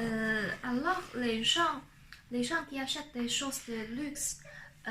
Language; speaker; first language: French; non-native, fluent; Chinese